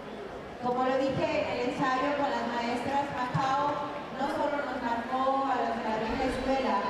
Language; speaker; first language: Spanish; native; Spanish